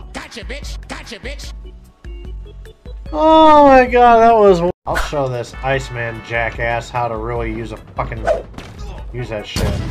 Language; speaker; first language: English; native; English